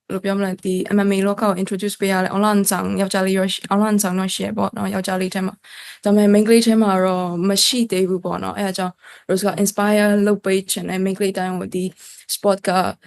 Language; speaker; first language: Burmese; non-native, local second language; Kachin